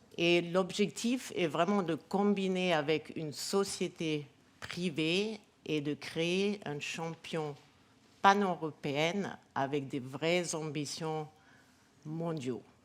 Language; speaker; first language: French; non-native, fluent; German